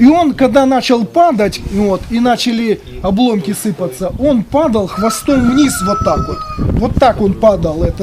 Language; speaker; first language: Russian; native; Russian